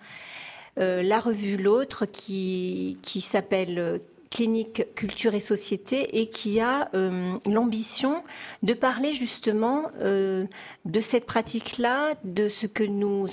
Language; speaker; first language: French; native; French